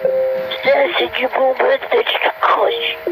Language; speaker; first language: French; native; French